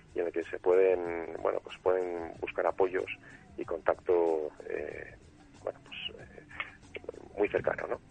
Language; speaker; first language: Spanish; native; Spanish